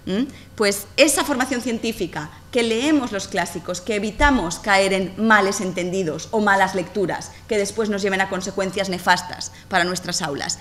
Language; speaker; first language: Spanish; native; Spanish